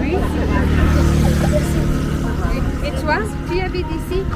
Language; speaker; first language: French; non-native, learner; German